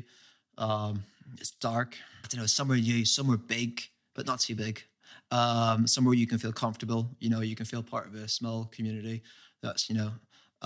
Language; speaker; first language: English; native; English